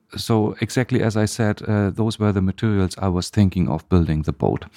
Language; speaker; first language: English; non-native, fluent; German